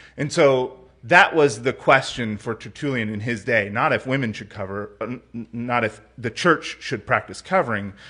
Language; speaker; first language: English; native; English